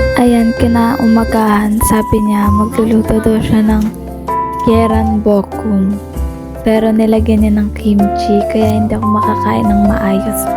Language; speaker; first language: Filipino; native; Filipino